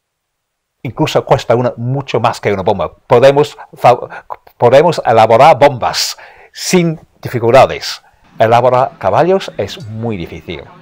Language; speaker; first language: Spanish; non-native, fluent; English